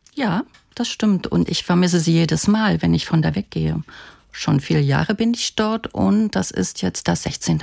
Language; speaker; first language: German; native; German